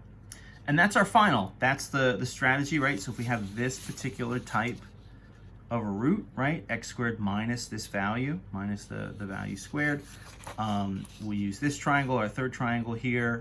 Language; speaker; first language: English; native; English